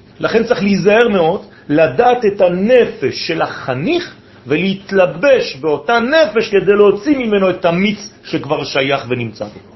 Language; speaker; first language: Hebrew; non-native, fluent; French